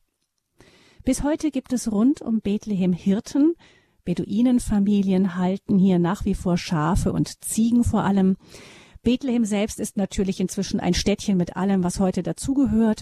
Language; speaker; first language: German; native; German